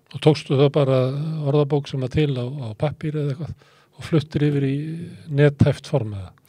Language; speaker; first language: Icelandic; native; Icelandic